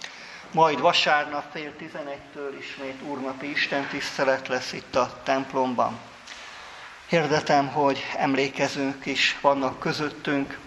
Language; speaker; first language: Hungarian; native; Hungarian